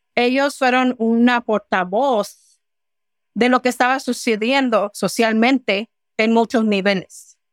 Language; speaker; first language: Spanish; early bilingual, heritage; Spanish